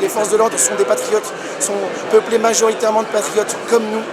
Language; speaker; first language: French; native; French